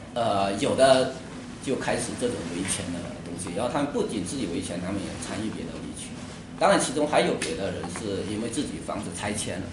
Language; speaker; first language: Chinese; native; Chinese